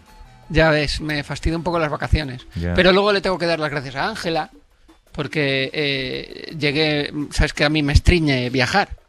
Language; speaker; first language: Spanish; native; Spanish